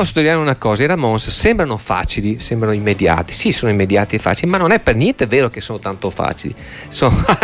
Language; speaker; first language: Italian; native; Italian